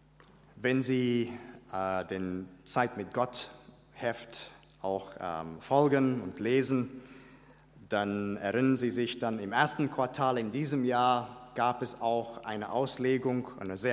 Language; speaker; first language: German; non-native, fluent; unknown